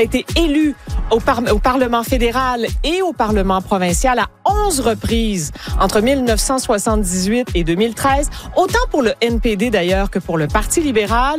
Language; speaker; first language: French; native; French